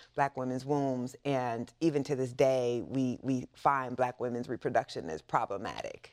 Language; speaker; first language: English; native; English